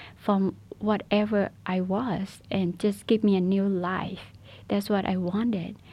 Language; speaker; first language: English; non-native, fluent; Burmese